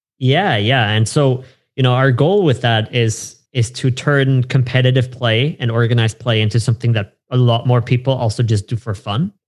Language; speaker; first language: English; non-native, fluent; German